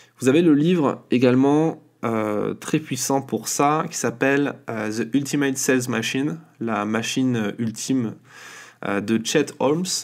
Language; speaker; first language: French; native; French